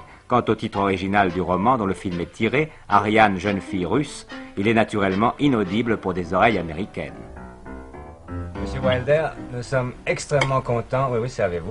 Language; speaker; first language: French; native; French